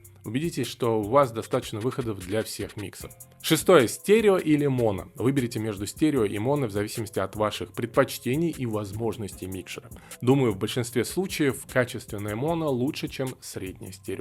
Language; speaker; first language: Russian; native; Russian